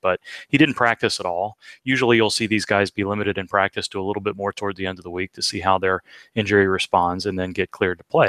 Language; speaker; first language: English; native; English